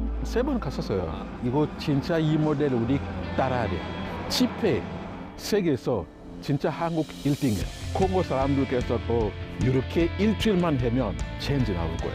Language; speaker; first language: Korean; non-native, learner; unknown